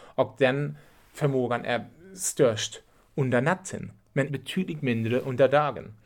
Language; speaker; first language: Swedish; non-native, fluent; German